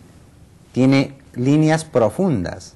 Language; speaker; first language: Spanish; native; Spanish